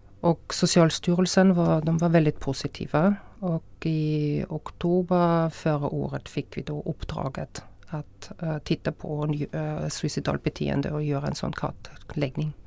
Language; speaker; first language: Swedish; non-native, fluent; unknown